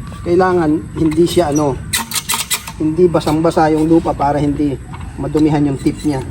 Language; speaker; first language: Filipino; native; Filipino